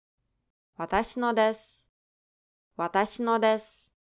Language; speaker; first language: Japanese; non-native, fluent; Lithuanian